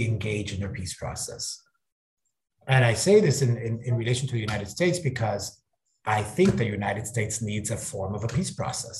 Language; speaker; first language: English; native; English